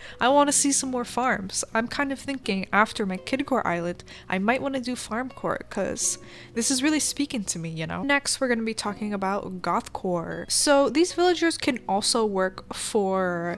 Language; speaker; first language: English; native; English